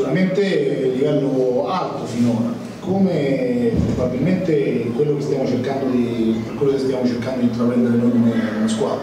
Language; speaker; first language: Italian; native; Italian